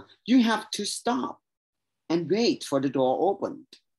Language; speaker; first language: English; non-native, fluent; Thai